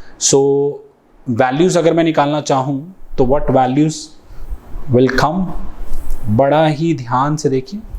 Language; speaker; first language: Hindi; native; Hindi